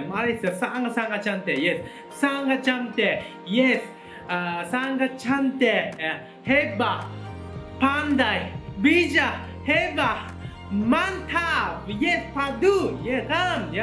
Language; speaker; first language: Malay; non-native, learner; Japanese